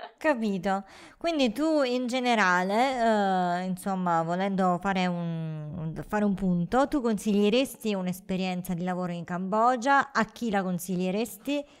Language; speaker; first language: Italian; native; Italian